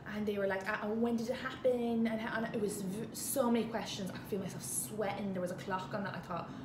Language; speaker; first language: English; native; English